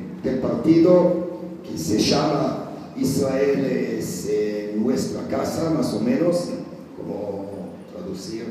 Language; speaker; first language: Spanish; non-native, fluent; Hebrew